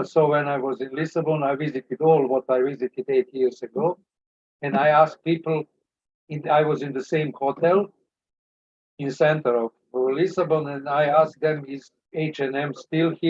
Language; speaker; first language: English; non-native, learner; Serbian